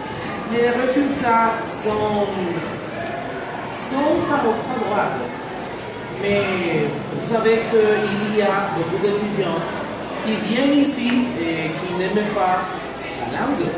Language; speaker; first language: French; non-native, fluent; Spanish